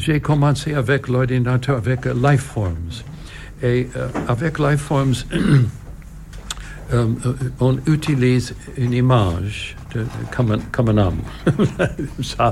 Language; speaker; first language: French; non-native, learner; English